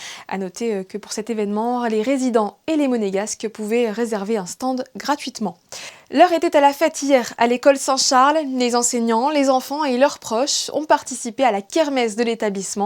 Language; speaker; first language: French; native; French